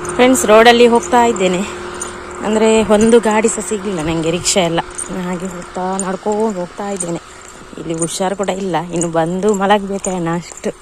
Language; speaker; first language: Kannada; non-native, local second language; Tulu